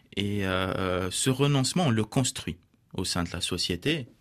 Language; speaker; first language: French; non-native, local second language; Arabic